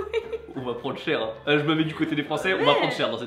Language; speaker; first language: French; native; French